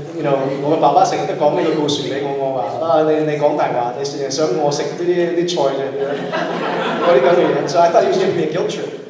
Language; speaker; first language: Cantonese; early bilingual, heritage; Cantonese